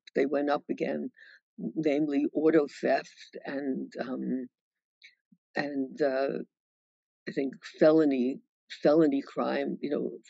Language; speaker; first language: English; native; English